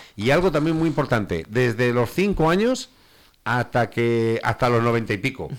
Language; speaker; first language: Spanish; native; Spanish